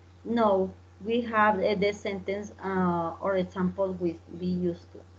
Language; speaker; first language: English; non-native, learner; Spanish